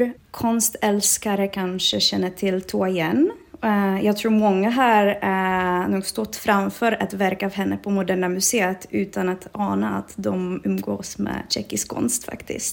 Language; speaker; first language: Swedish; non-native, fluent; Czech